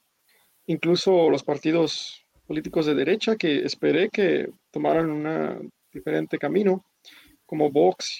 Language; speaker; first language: Spanish; early bilingual, heritage; English